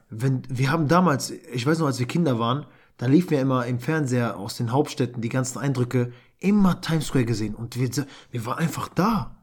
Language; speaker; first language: German; early bilingual, other home language; Albanian